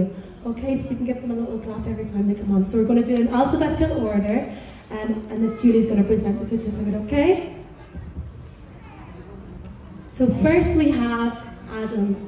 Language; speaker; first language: English; native; English